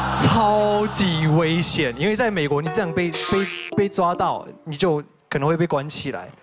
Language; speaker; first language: Chinese; non-native, fluent; English